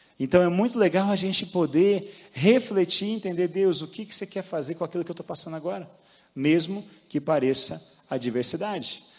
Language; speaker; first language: Portuguese; native; Portuguese